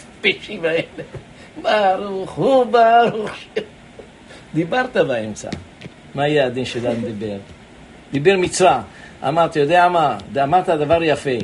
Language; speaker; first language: Hebrew; native; Hebrew